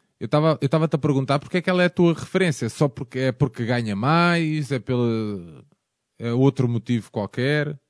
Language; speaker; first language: Portuguese; native; Portuguese